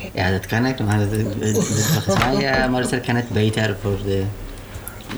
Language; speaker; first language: Dutch; non-native, learner; Arabic